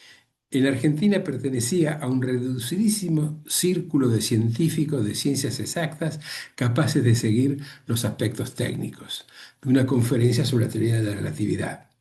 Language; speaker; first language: Spanish; native; Spanish